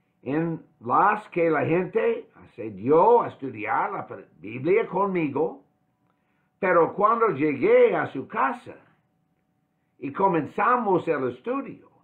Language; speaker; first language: Spanish; non-native, fluent; English